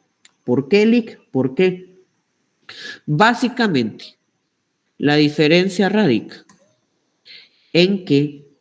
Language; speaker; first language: Spanish; native; Spanish